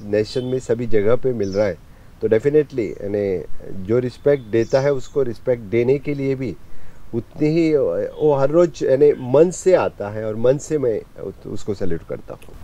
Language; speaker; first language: Hindi; non-native, local second language; Konkani